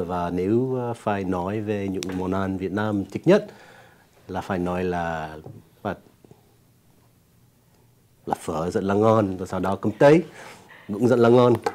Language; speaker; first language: Vietnamese; non-native, fluent; English